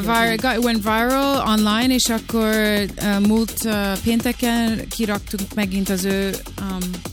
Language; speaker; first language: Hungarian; early bilingual, heritage; English